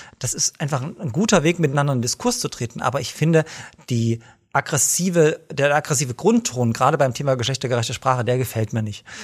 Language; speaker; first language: German; native; German